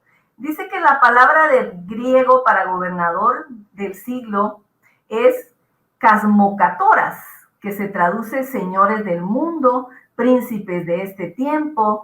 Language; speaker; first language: Spanish; native; Spanish